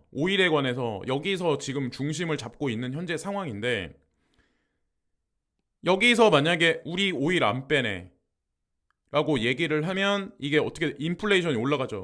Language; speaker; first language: Korean; native; Korean